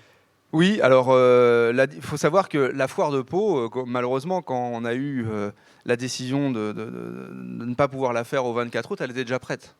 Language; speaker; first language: French; native; French